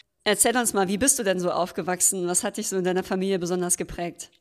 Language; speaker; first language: German; native; German